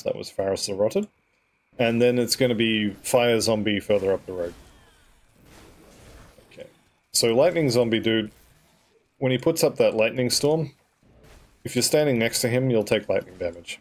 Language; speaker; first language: English; native; English